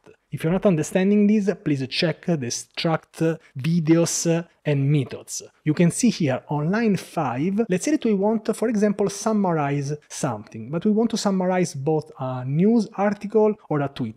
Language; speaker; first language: English; non-native, fluent; Italian